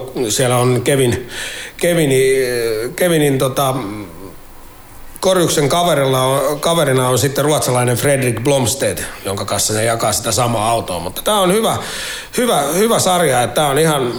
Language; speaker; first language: Finnish; native; Finnish